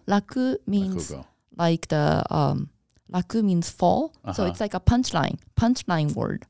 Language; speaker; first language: English; non-native, fluent; Japanese